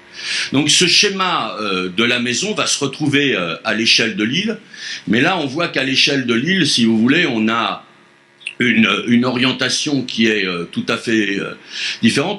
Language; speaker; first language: French; native; French